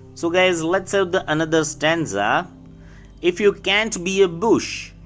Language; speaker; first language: English; non-native, local second language; Gujarati